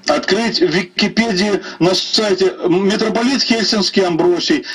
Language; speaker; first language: Russian; native; Russian